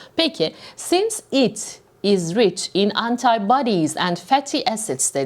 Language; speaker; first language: English; non-native, fluent; Turkish